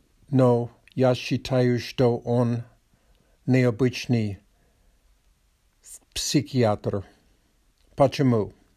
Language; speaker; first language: Russian; non-native, learner; English